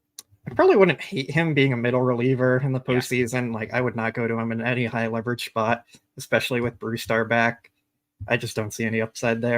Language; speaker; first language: English; native; English